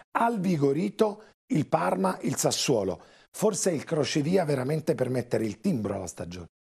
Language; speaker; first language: Italian; native; Italian